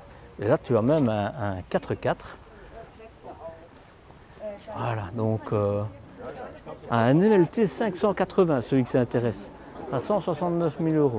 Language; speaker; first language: French; native; French